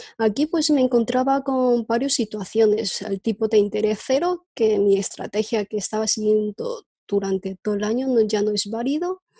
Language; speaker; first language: Spanish; non-native, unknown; Chinese